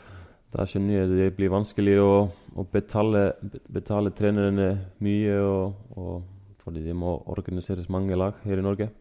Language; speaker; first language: Norwegian; non-native, fluent; Icelandic